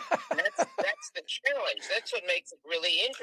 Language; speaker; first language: English; native; English